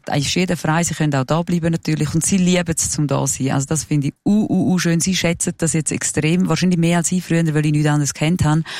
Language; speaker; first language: German; non-native, local second language; Romansh